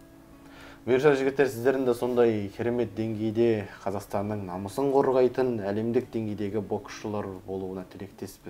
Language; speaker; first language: Kazakh; native; Kazakh